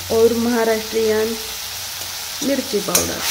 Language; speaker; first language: Hindi; non-native, local second language; Marathi